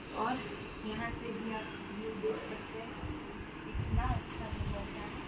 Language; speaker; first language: Hindi; non-native, local second language; Gujarati